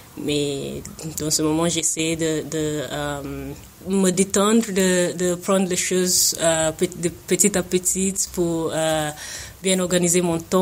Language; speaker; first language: French; non-native, fluent; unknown